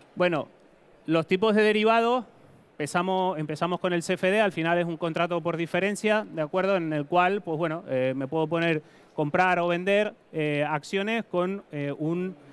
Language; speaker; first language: Spanish; native; Spanish